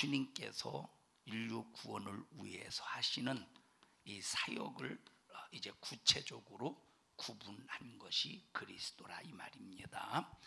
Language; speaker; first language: Korean; native; Korean